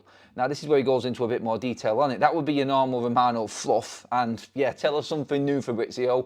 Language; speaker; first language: English; native; English